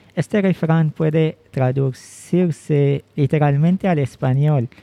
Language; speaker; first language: Spanish; non-native, fluent; Arabic